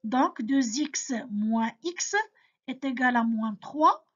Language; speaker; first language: French; non-native, local second language; Arabic